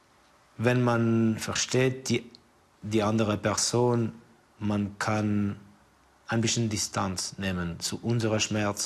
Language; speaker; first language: German; non-native, fluent; Estonian